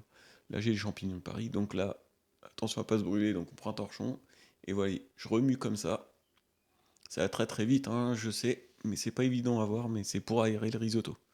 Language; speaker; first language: French; native; French